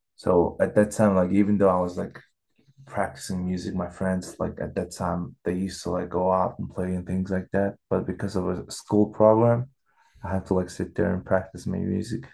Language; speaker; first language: English; non-native, fluent; Mongolian